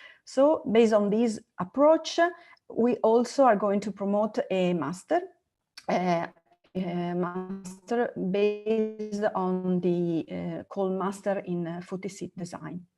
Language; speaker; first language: English; non-native, learner; Italian